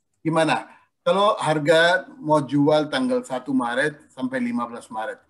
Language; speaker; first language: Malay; non-native, fluent; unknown